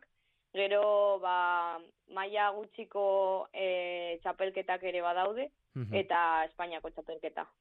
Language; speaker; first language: Basque; non-native, local second language; Spanish